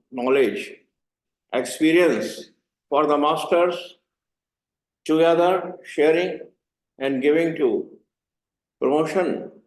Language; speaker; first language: English; non-native, learner; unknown